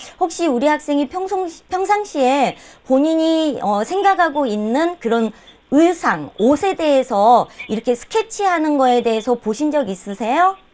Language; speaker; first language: Korean; native; Korean